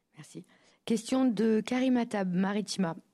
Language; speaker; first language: French; native; French